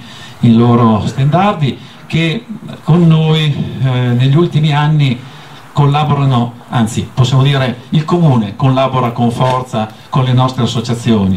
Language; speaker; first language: Italian; native; Italian